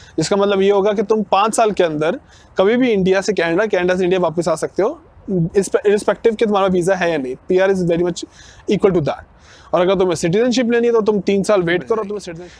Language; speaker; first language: Hindi; non-native, local second language; Punjabi